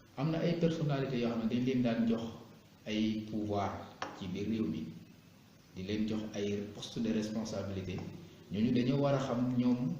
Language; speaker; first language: Wolof; non-native, local second language; Serer